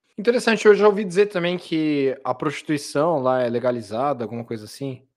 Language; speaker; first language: Portuguese; native; Portuguese